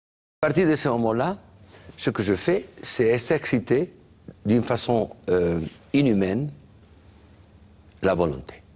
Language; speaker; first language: French; non-native, fluent; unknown